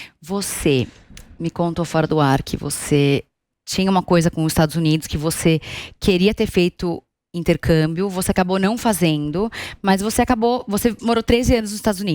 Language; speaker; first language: Portuguese; native; Portuguese